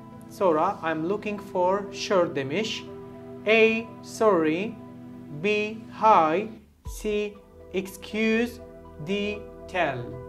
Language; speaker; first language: English; non-native, fluent; Turkish